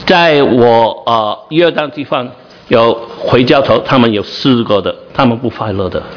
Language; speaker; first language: Chinese; non-native, learner; Cantonese